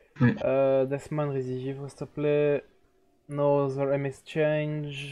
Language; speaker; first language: French; native; French